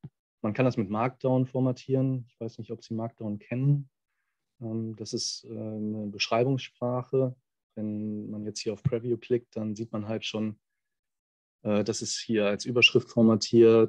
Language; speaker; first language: German; native; German